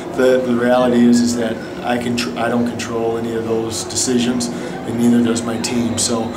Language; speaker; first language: English; native; English